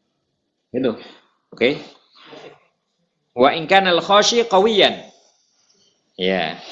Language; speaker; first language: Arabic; non-native, fluent; Indonesian